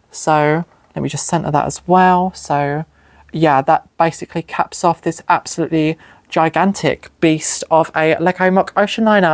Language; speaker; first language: English; native; English